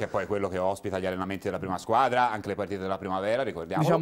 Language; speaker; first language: Italian; native; Italian